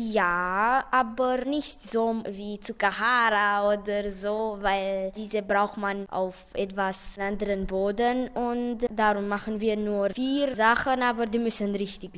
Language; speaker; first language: German; non-native, local second language; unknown